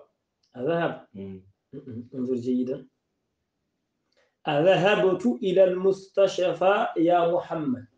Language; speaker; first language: Arabic; non-native, fluent; Wolof